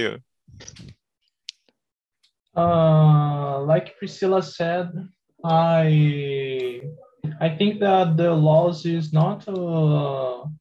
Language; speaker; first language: English; non-native, learner; Portuguese